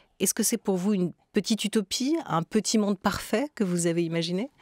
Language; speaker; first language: French; native; French